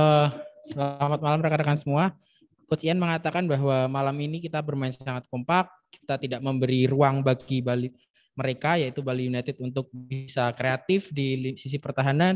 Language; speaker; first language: Indonesian; native; Indonesian